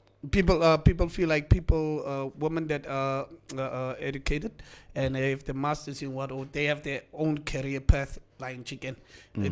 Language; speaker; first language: English; non-native, local second language; Afrikaans